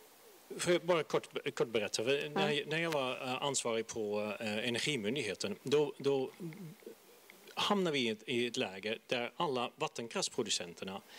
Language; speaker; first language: Swedish; non-native, fluent; Dutch